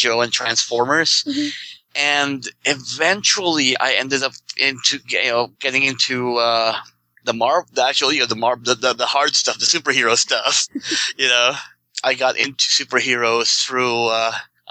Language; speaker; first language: English; non-native, local second language; Filipino